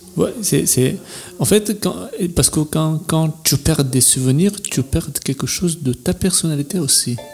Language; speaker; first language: French; non-native, fluent; Arabic